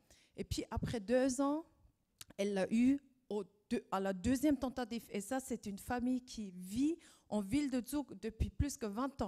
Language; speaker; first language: French; non-native, fluent; German